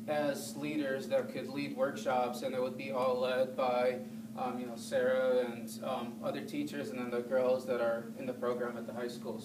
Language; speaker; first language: English; non-native, fluent; Thai